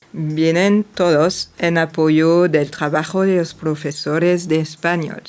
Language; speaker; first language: Spanish; non-native, fluent; French